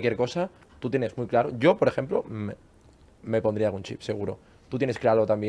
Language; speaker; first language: Spanish; native; Spanish